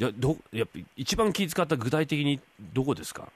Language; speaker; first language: Japanese; native; Japanese